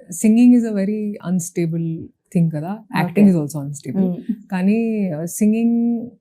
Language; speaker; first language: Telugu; non-native, local second language; Hindi